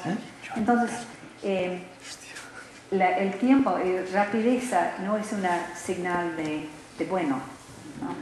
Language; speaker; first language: Spanish; non-native, learner; English